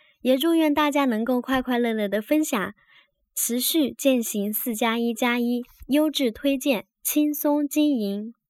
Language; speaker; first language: Chinese; native; Chinese